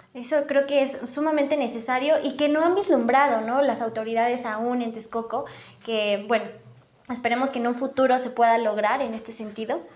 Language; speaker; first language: Spanish; native; Spanish